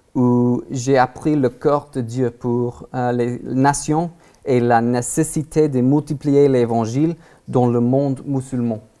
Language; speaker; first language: French; non-native, learner; English